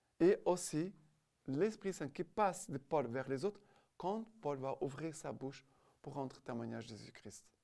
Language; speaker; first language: French; non-native, fluent; Portuguese